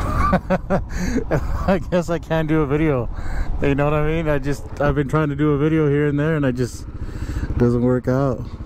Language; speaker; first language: English; early bilingual, other home language; Spanish